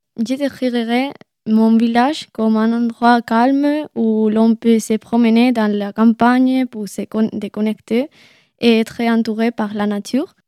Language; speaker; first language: French; non-native, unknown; Spanish